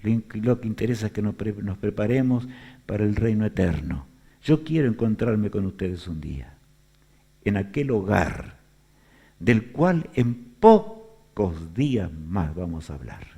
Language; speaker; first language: Spanish; native; Spanish